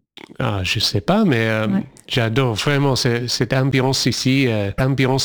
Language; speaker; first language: French; non-native, fluent; English